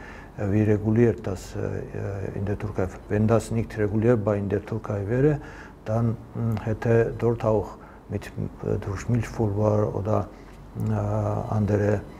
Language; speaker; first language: German; non-native, learner; Georgian